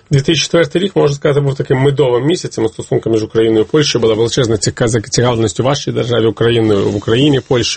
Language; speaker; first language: Ukrainian; native; Ukrainian